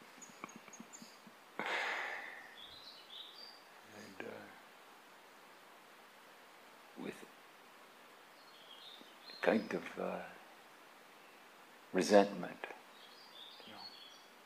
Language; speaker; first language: English; native; English